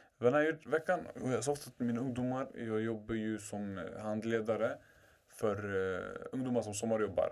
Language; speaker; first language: Swedish; early bilingual, other home language; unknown